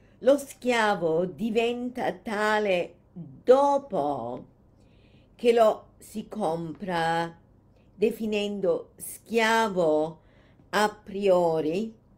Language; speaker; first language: Italian; non-native, fluent; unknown